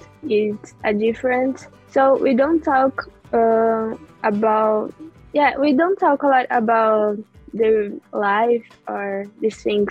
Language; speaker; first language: English; non-native, learner; Portuguese